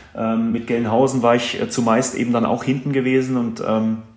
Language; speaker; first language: German; native; German